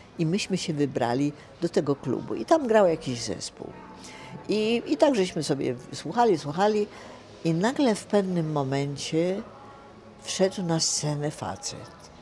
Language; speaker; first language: Polish; native; Polish